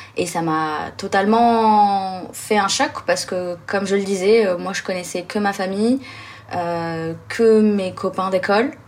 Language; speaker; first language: French; early bilingual, other home language; Arabic